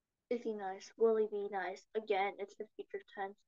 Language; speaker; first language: English; non-native, learner; Korean